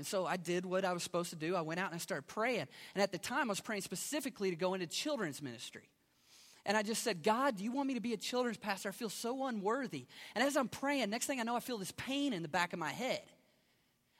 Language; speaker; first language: English; native; English